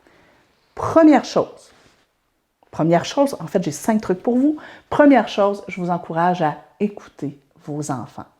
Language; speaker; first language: French; native; French